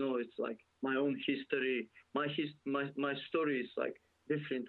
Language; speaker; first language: English; non-native, fluent; Russian